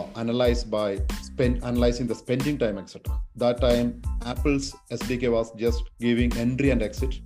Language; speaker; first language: English; non-native, local second language; Malayalam